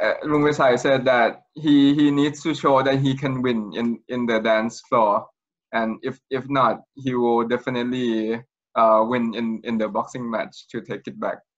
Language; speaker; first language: English; non-native, fluent; Thai